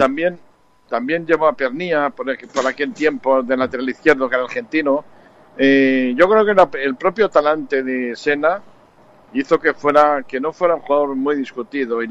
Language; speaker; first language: Spanish; native; Spanish